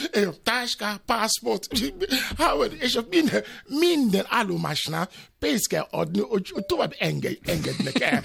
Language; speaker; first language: Hungarian; non-native, fluent; Yoruba